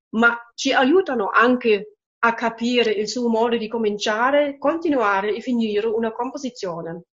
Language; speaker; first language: Italian; non-native, fluent; German